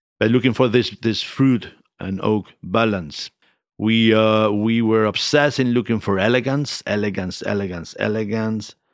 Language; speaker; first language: English; non-native, fluent; Spanish